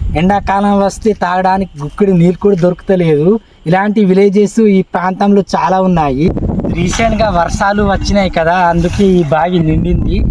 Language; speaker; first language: Telugu; native; Telugu